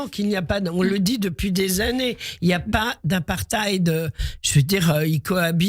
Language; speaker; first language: French; native; French